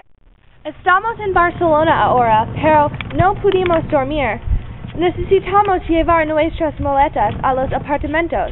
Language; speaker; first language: Spanish; non-native, learner; English